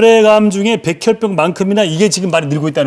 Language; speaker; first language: Korean; native; Korean